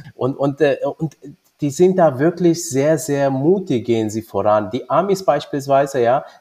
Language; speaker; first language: German; early bilingual, other home language; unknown